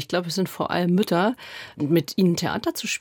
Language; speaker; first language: German; native; German